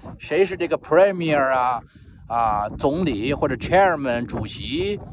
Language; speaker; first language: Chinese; native; Chinese